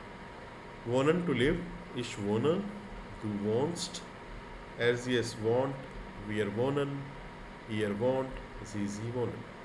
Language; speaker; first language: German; non-native, fluent; Hindi